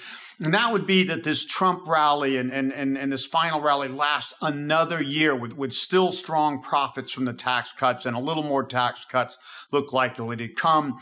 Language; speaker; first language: English; native; English